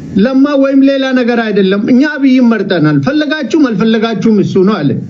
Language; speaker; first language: Amharic; non-native, local second language; Oromo